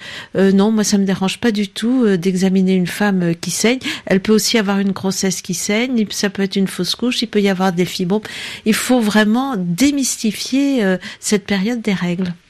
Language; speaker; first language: French; native; French